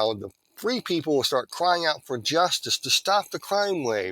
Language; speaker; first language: English; native; English